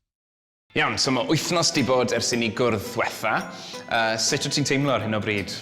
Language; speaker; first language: Welsh; native; Welsh